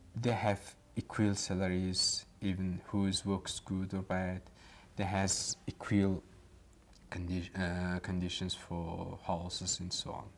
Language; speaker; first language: English; non-native, fluent; Mongolian